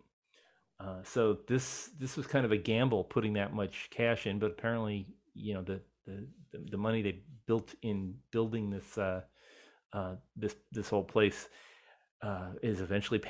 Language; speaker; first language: English; native; English